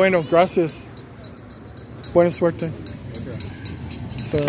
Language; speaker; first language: Spanish; non-native, learner; English